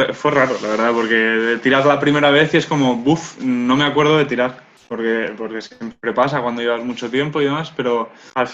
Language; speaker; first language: Spanish; non-native, local second language; Catalan